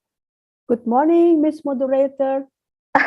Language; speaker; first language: English; non-native, fluent; Indonesian